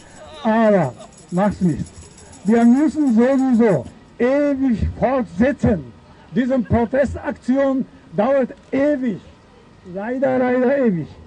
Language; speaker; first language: German; non-native, fluent; Japanese